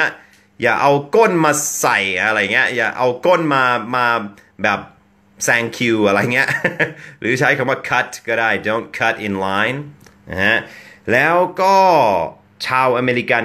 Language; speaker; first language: Thai; non-native, fluent; English